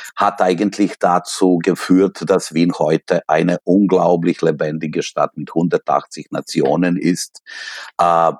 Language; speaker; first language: German; non-native, fluent; Serbian